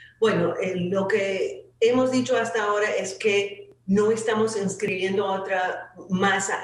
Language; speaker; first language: Spanish; non-native, fluent; English